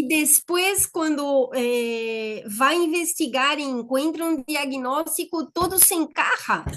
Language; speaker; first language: Spanish; non-native, fluent; Portuguese